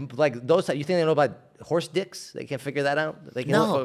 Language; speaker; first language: English; native; English